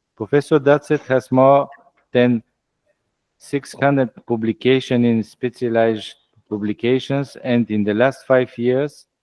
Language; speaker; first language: English; non-native, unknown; Bulgarian